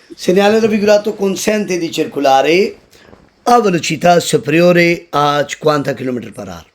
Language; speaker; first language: Italian; non-native, learner; Hindi